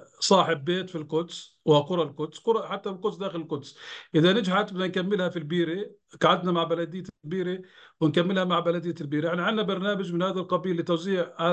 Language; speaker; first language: Arabic; native; Arabic